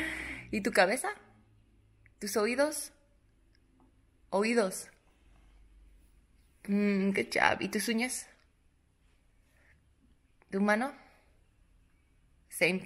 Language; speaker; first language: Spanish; early bilingual, heritage; English